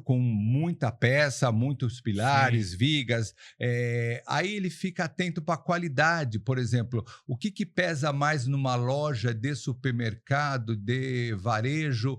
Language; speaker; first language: Portuguese; native; Portuguese